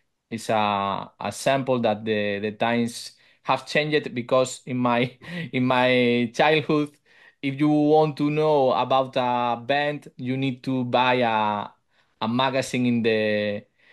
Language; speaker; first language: English; non-native, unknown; Spanish